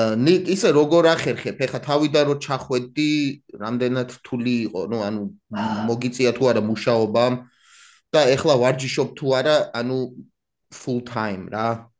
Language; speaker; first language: Georgian; early bilingual, heritage; Georgian